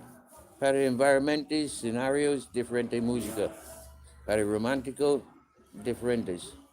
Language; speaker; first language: Spanish; non-native, learner; English